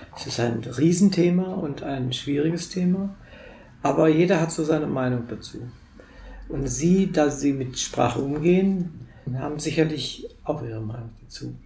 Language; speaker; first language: German; native; German